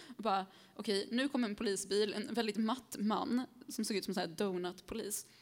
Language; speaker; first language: Swedish; early bilingual, other home language; Spanish